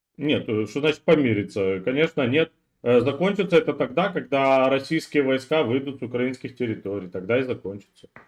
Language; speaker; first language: Russian; native; Russian